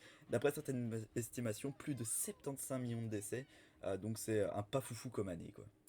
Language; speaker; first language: French; native; French